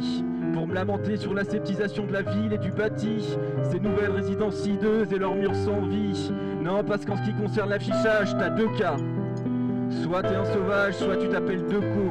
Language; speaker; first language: French; native; French